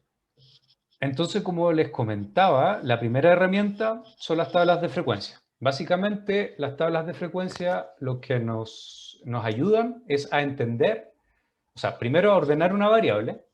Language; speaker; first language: Spanish; native; Spanish